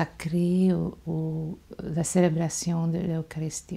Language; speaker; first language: French; non-native, fluent; Hungarian